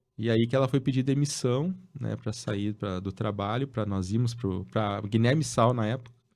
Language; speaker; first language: Portuguese; native; Portuguese